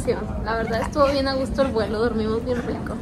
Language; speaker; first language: Spanish; native; Spanish